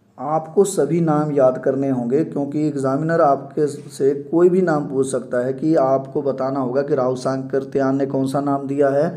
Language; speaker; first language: Hindi; non-native, local second language; Punjabi